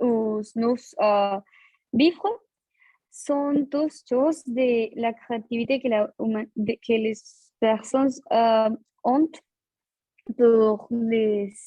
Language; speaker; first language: French; non-native, learner; Spanish